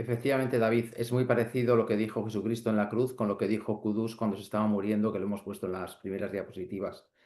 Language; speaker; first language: Spanish; native; Spanish